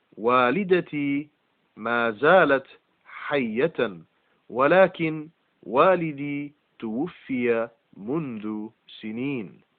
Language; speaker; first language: Arabic; non-native, fluent; English